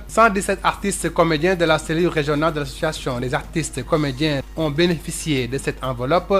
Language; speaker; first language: French; non-native, local second language; Wolof